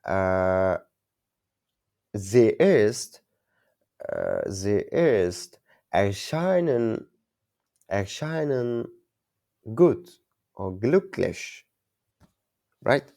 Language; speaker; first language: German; non-native, learner; Turkish